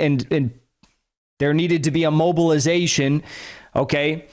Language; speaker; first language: English; native; English